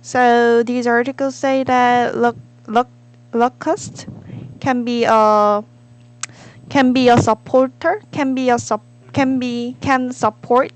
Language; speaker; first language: English; non-native, learner; Korean